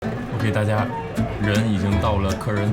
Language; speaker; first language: Chinese; non-native, local second language; English